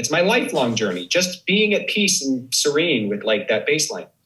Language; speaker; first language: English; native; English